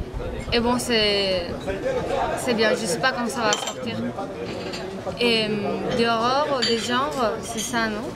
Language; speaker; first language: French; non-native, fluent; Spanish